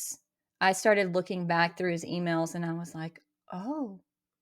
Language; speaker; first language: English; native; English